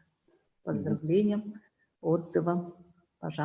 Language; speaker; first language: Russian; native; Russian